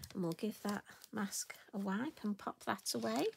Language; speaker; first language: English; native; English